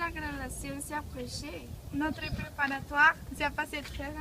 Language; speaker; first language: French; non-native, learner; Spanish